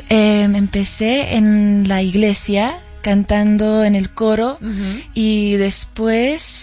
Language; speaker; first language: Spanish; early bilingual, heritage; English